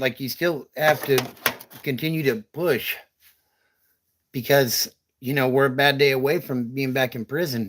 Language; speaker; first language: English; native; English